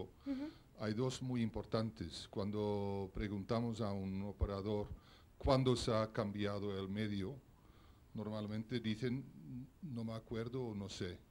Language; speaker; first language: Spanish; non-native, fluent; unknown